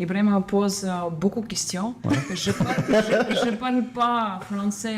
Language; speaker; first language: French; non-native, learner; Ukrainian